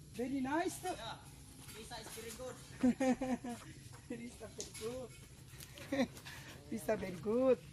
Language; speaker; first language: English; non-native, learner; Korean